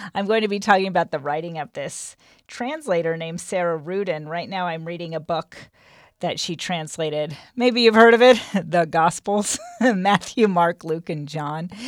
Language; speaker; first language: English; native; English